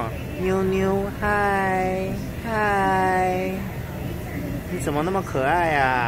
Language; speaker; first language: Chinese; native; Chinese